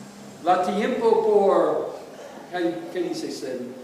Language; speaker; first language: Spanish; non-native, learner; English